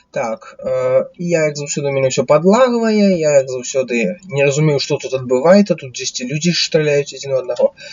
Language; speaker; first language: Belarusian; non-native, local second language; Russian